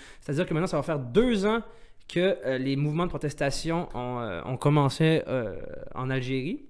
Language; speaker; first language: French; non-native, local second language; Arabic